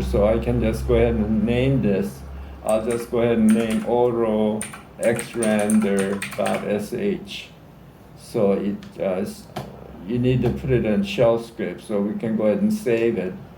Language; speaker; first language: English; native; English